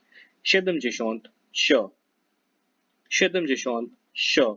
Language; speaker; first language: Polish; non-native, learner; Hindi